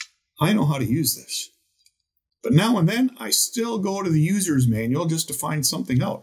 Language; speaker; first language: English; native; English